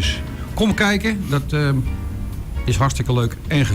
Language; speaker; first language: Dutch; native; Dutch